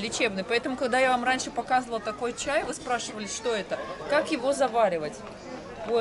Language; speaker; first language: Russian; native; Russian